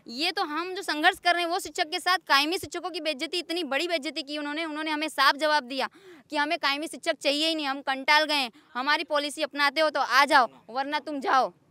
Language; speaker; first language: Hindi; non-native, local second language; Gujarati